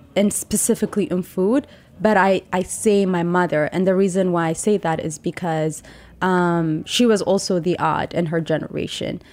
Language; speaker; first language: English; non-native, fluent; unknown